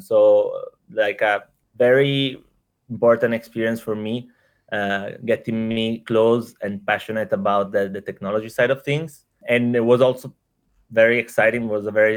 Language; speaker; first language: English; non-native, fluent; Italian